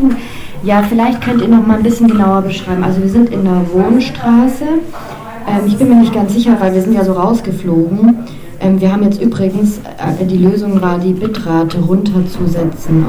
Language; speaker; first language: German; native; German